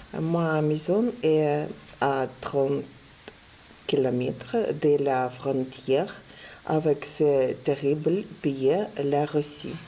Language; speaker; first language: French; non-native, learner; Ukrainian